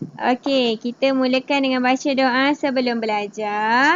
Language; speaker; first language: Malay; native; Malay